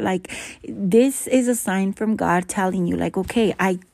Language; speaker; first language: English; early bilingual, other home language; Spanish